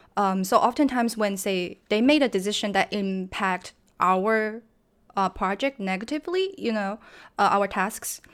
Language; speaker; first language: English; non-native, fluent; Chinese